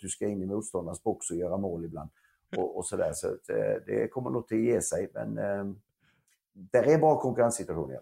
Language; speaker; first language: Swedish; native; Swedish